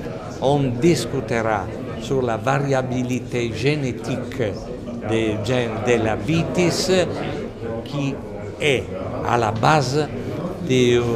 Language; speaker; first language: French; non-native, fluent; Italian